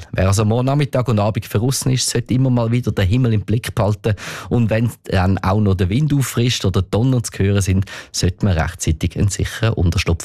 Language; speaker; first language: German; native; German